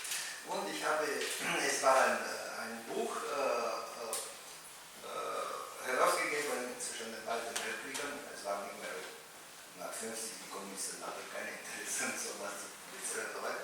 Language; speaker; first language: German; non-native, fluent; Romanian